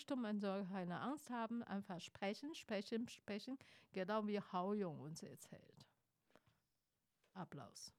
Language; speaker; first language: German; non-native, fluent; Chinese